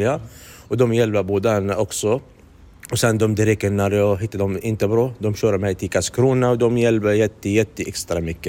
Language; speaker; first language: Swedish; non-native, learner; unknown